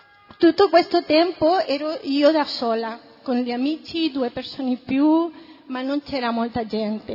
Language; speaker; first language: Italian; non-native, fluent; Spanish